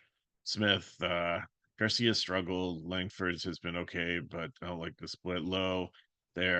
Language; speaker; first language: English; native; English